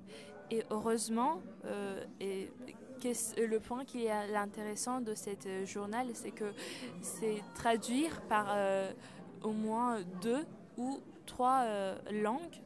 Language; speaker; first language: French; non-native, learner; Persian